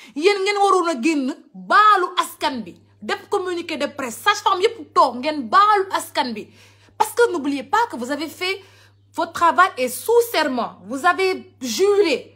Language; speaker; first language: French; non-native, local second language; Wolof